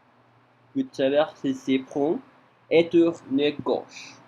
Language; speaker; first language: French; non-native, learner; Spanish